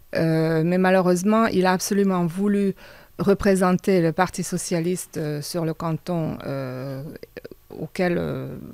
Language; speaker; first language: French; non-native, fluent; Hungarian